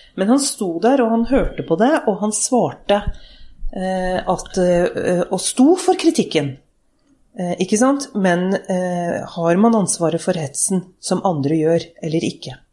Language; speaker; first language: Norwegian; early bilingual, other home language; Urdu